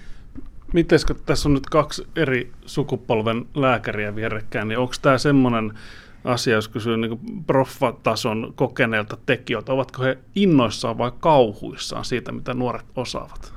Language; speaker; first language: Finnish; native; Finnish